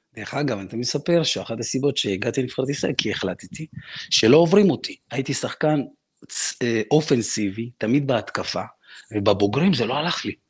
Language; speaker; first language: Hebrew; early bilingual, other home language; Russian